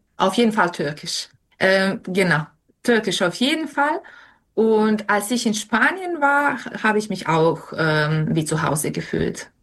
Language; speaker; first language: German; non-native, fluent; Serbian